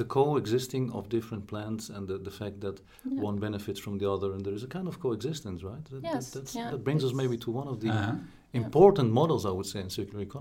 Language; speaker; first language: English; non-native, fluent; Dutch